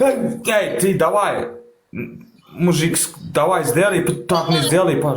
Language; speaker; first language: Russian; non-native, learner; Turkmen